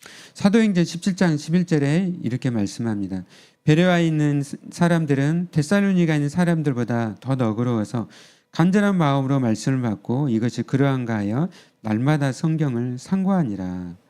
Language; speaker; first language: Korean; native; Korean